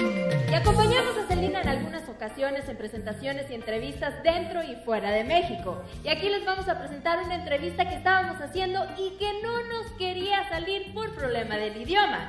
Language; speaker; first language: Spanish; native; Spanish